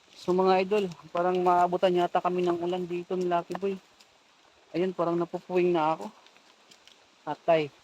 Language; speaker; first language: Filipino; non-native, local second language; Cebuano